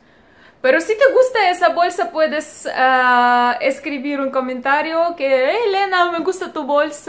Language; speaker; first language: Spanish; non-native, learner; Russian